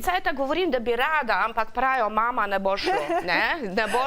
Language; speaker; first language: Slovenian; native; Slovenian